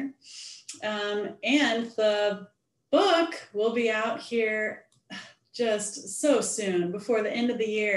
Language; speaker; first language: English; native; English